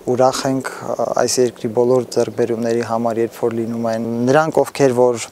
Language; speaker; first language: Armenian; non-native, local second language; Assyrian Neo-Aramaic